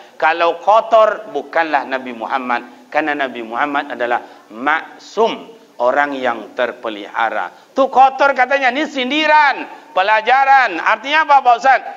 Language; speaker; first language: Malay; non-native, local second language; Minangkabau